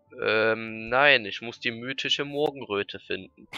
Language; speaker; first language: German; native; German